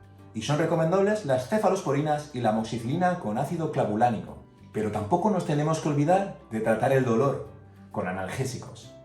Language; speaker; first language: Spanish; native; Spanish